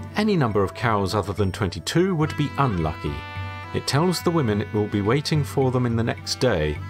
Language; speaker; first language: English; native; English